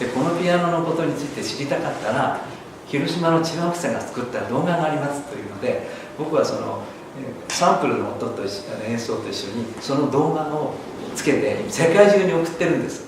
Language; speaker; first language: Japanese; native; Japanese